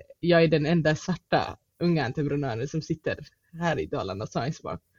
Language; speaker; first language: Swedish; non-native, fluent; Somali